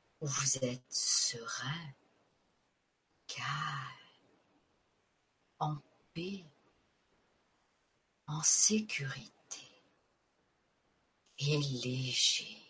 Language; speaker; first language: French; native; French